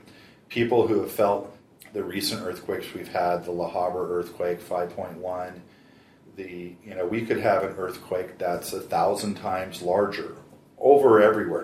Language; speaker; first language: English; native; English